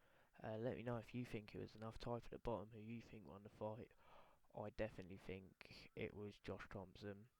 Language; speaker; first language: English; native; English